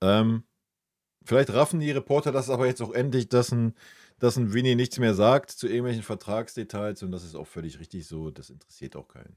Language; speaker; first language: German; native; German